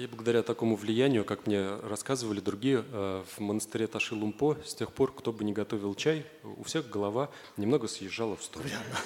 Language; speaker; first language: Russian; native; Russian